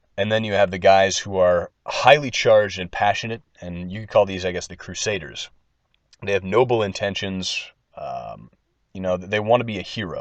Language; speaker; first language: English; native; English